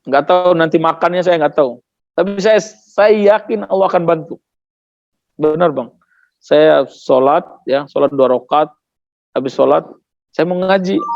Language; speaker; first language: Indonesian; non-native, local second language; Tetum